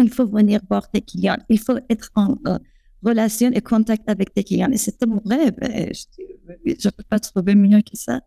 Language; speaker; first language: French; non-native, fluent; Persian